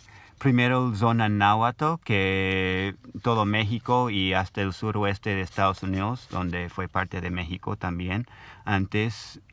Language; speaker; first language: Spanish; non-native, learner; English